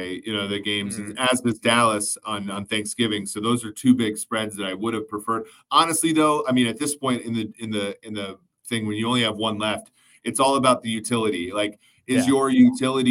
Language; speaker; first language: English; native; English